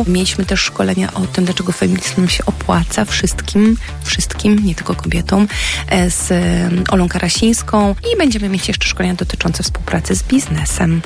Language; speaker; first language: Polish; native; Polish